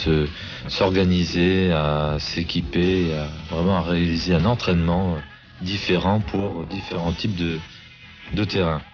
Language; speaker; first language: French; native; French